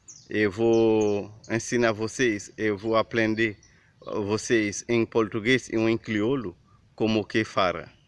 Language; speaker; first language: Portuguese; non-native, learner; Haitian Creole